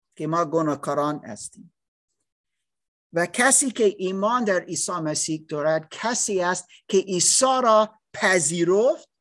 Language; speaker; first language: Persian; non-native, learner; English